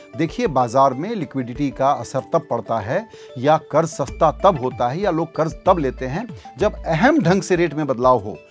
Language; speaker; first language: Hindi; native; Hindi